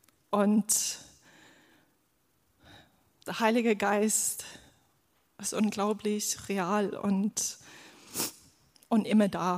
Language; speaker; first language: German; non-native, fluent; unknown